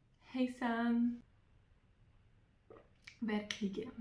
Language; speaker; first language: Swedish; non-native, learner; Polish